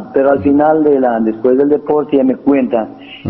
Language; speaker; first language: Spanish; native; Spanish